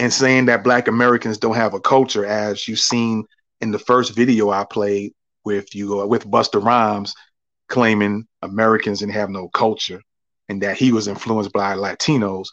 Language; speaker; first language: English; native; English